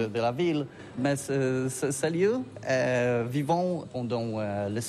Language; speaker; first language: French; non-native, learner; Polish